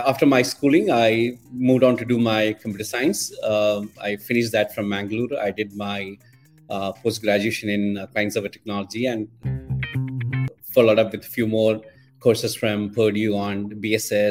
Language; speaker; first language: English; non-native, local second language; Malayalam